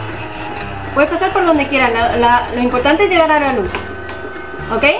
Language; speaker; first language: Spanish; native; Spanish